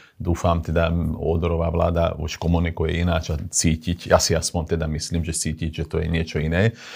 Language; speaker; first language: Slovak; non-native, local second language; Hungarian